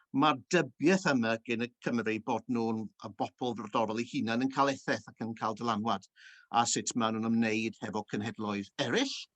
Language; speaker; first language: Welsh; early bilingual, heritage; Welsh